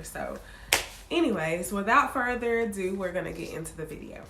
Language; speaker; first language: English; native; English